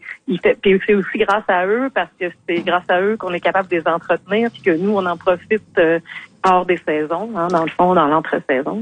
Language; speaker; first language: French; native; French